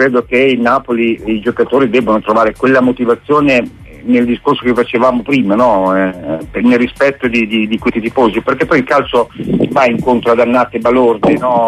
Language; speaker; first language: Italian; native; Italian